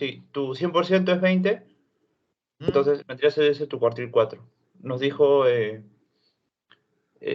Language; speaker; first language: Spanish; native; Spanish